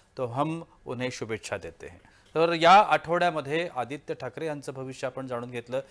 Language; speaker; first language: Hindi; non-native, local second language; Marathi